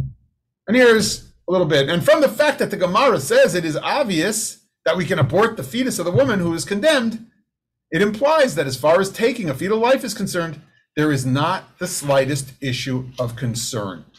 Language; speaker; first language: English; native; English